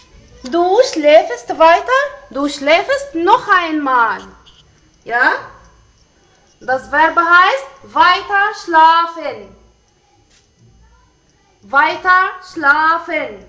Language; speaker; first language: German; non-native, fluent; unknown